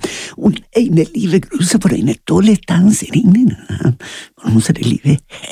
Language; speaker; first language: German; non-native, learner; Spanish